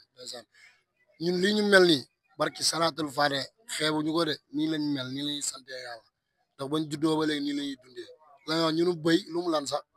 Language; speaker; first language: Wolof; native; Wolof